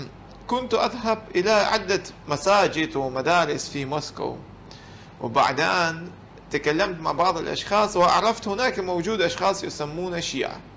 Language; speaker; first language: Arabic; non-native, fluent; Russian